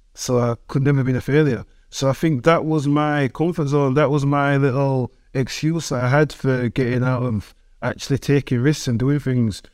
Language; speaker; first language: English; native; English